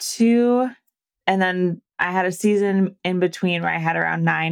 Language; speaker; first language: English; native; English